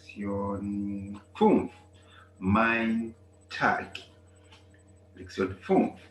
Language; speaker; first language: German; non-native, learner; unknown